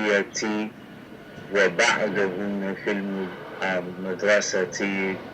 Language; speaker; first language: Arabic; non-native, learner; English